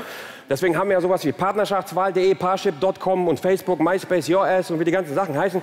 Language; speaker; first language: German; early bilingual, other home language; Turkish